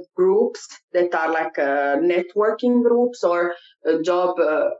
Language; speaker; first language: English; non-native, fluent; Italian